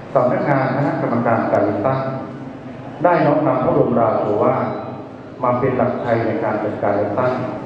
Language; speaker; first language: Thai; native; Thai